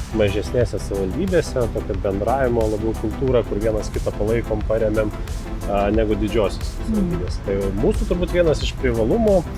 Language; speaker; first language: Lithuanian; native; Lithuanian